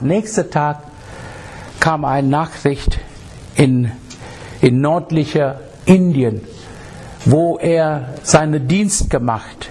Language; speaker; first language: German; non-native, learner; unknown